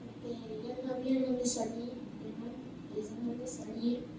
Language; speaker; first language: Spanish; early bilingual, heritage; Spanish